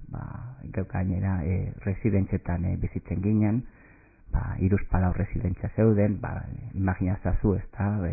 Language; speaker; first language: Basque; non-native, local second language; Spanish